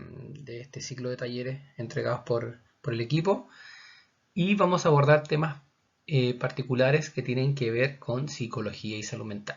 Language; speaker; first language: Spanish; native; Spanish